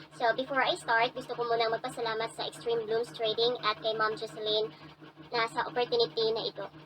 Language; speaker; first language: Filipino; non-native, local second language; Cebuano